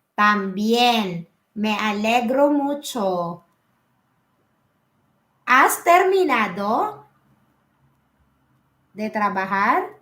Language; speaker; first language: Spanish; non-native, learner; Filipino